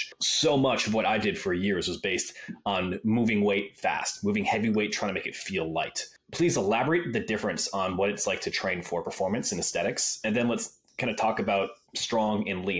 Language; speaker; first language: English; native; English